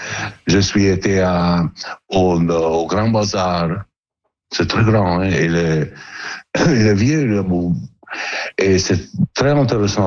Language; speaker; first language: French; non-native, learner; Italian